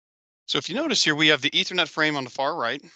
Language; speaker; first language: English; native; English